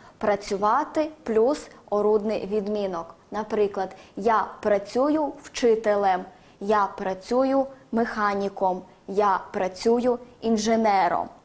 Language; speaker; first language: Ukrainian; native; Ukrainian